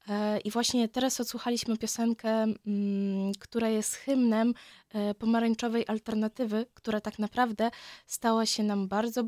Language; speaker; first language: Polish; non-native, fluent; Ukrainian